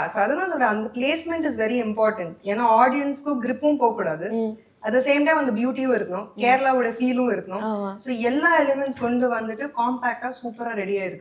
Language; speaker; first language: Tamil; non-native, local second language; Hindi